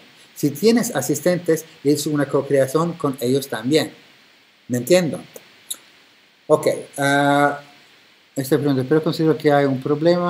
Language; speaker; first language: Spanish; non-native, fluent; Italian